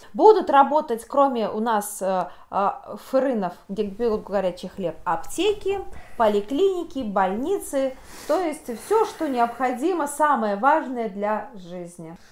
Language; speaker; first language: Russian; native; Russian